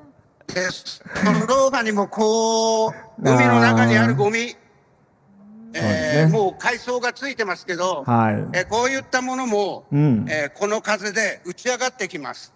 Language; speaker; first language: Japanese; native; Japanese